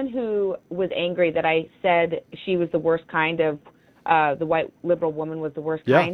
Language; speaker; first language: English; native; English